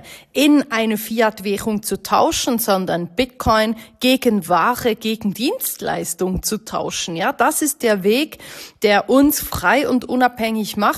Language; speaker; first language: German; native; German